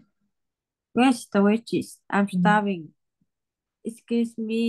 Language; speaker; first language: English; non-native, learner; Vietnamese